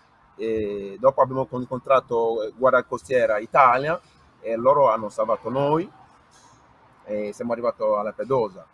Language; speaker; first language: Italian; non-native, learner; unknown